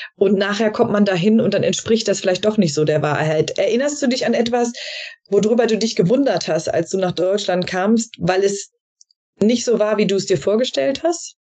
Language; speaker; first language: German; native; German